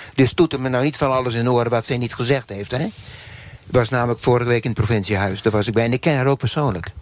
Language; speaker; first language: Dutch; non-native, local second language; Western Frisian